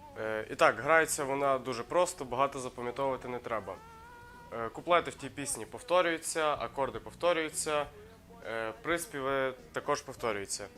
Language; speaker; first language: Ukrainian; native; Ukrainian